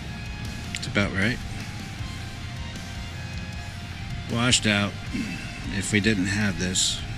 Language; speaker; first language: English; native; English